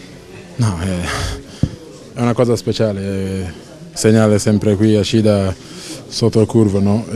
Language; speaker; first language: Italian; non-native, fluent; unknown